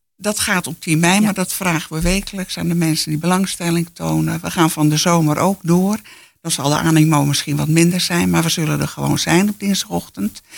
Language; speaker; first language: Dutch; native; Dutch